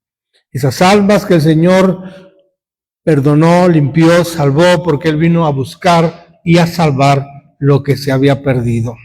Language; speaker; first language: Spanish; native; Spanish